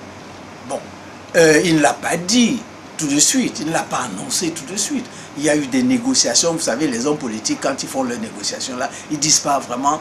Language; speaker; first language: French; non-native, local second language; Duala